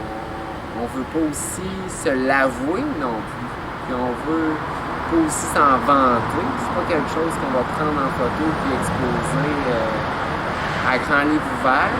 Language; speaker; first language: French; native; French